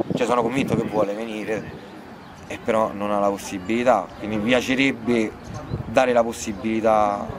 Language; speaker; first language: Italian; native; Italian